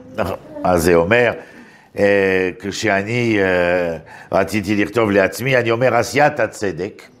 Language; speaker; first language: Hebrew; non-native, fluent; French